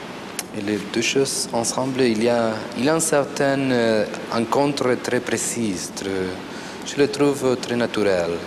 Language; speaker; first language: French; non-native, fluent; Spanish